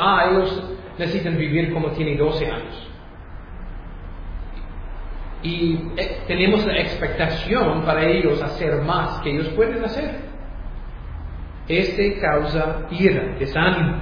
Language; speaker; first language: Spanish; non-native, fluent; English